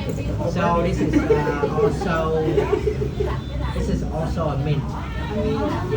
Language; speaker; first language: English; non-native, fluent; Vietnamese